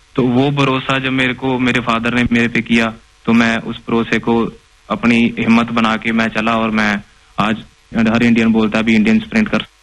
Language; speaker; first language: Hindi; non-native, local second language; Punjabi